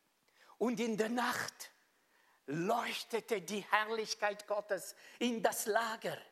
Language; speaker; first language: German; non-native, fluent; Italian